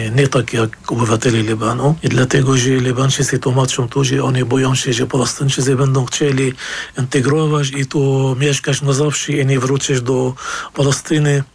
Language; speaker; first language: Polish; non-native, fluent; Arabic